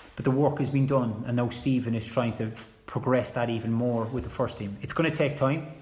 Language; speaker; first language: English; native; English